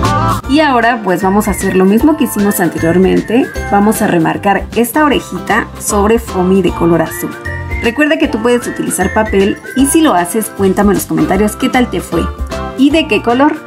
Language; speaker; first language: Spanish; native; Spanish